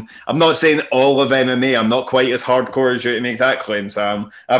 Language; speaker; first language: English; native; English